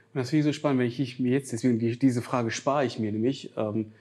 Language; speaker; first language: German; native; German